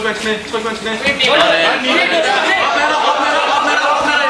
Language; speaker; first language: Danish; native; Danish